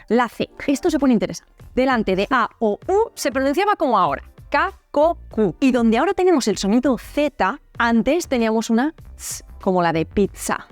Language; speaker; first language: Spanish; native; Spanish